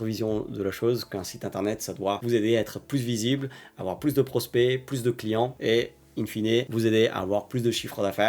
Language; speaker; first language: French; native; French